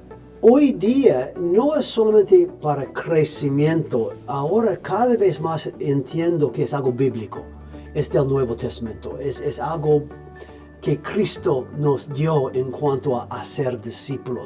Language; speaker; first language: Spanish; non-native, fluent; English